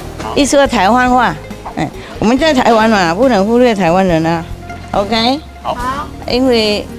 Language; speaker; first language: Chinese; non-native, fluent; Vietnamese